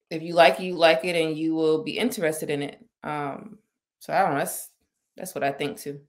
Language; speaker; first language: English; native; English